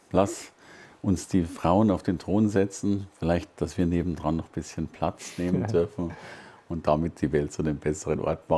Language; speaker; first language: German; native; German